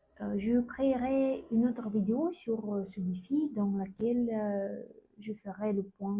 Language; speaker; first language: French; non-native, learner; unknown